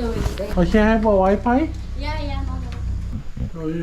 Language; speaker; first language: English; non-native, learner; Korean